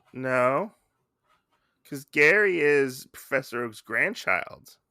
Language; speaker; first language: English; native; English